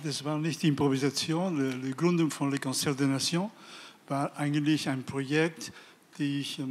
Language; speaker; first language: German; non-native, fluent; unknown